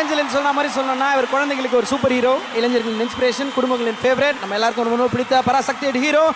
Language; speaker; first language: Tamil; native; Tamil